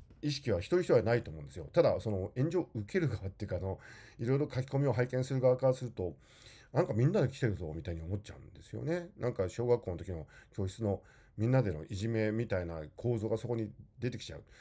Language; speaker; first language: Japanese; native; Japanese